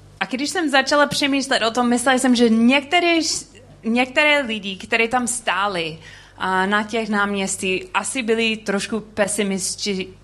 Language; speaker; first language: Czech; non-native, learner; English